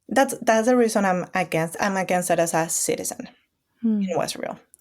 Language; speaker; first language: English; non-native, fluent; Spanish